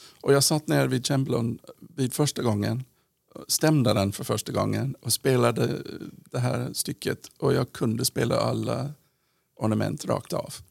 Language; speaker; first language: Swedish; non-native, fluent; English